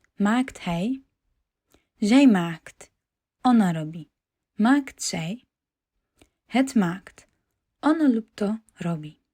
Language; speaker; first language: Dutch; non-native, fluent; Polish